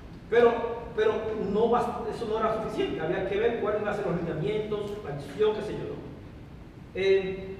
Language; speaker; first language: Spanish; native; Spanish